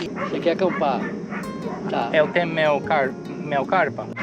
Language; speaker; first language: Portuguese; non-native, learner; English